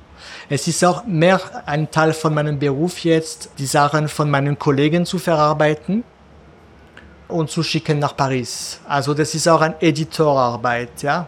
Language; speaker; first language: German; non-native, fluent; French